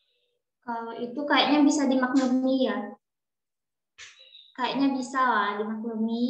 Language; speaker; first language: Indonesian; native; Indonesian